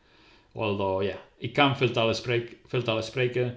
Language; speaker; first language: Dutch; non-native, learner; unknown